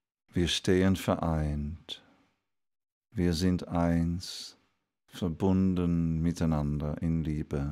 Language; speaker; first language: German; non-native, fluent; Dutch